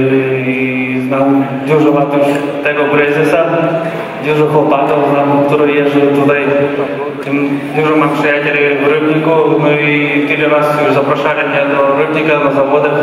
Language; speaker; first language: Polish; non-native, learner; Russian